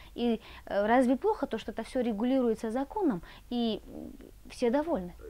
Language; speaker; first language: Russian; non-native, fluent; Azerbaijani